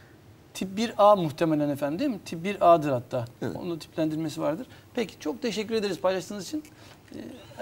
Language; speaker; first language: Turkish; native; Turkish